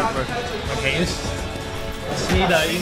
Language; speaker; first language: English; non-native, learner; Chinese